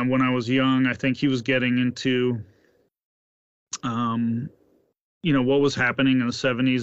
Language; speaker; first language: English; native; English